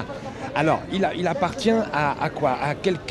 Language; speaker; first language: French; native; French